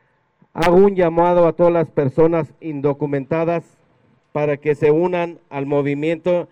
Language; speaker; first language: Spanish; native; Spanish